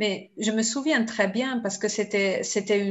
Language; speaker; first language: French; non-native, fluent; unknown